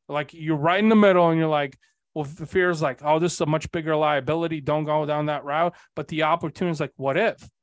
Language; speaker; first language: English; early bilingual, other home language; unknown